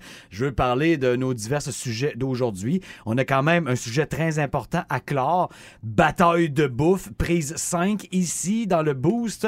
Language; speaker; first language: French; native; French